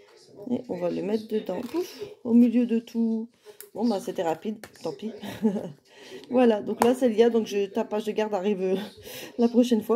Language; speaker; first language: French; native; French